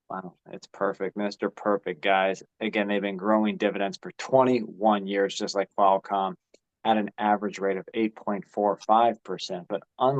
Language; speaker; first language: English; native; English